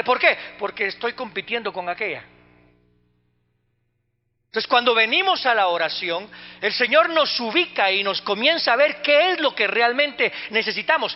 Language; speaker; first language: Spanish; native; Spanish